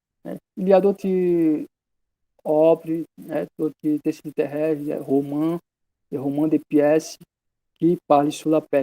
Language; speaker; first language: French; non-native, learner; Portuguese